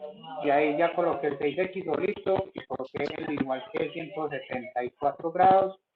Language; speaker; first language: Spanish; native; Spanish